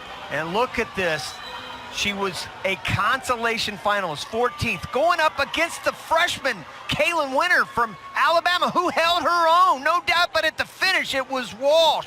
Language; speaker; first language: English; native; English